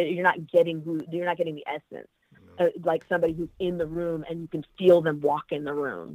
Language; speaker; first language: English; native; English